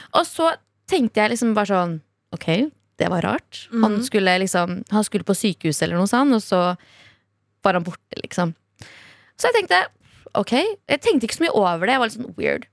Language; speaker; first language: Norwegian; early bilingual, other home language; Kurdish